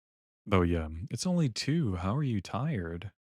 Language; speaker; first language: English; native; English